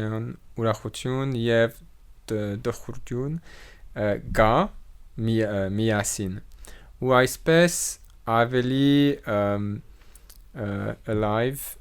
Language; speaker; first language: Armenian; non-native, learner; French